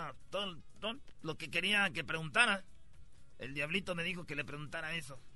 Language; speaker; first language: Spanish; early bilingual, other home language; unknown